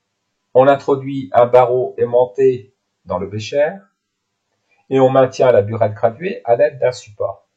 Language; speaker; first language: French; native; French